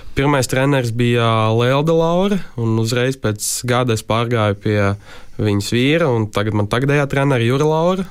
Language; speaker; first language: Latvian; native; Latvian